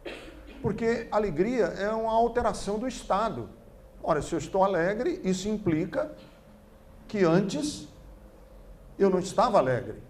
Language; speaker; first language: Portuguese; native; Portuguese